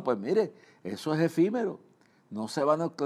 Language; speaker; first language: Spanish; native; Spanish